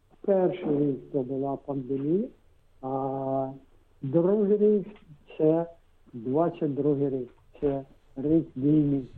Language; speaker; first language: Ukrainian; non-native, local second language; Russian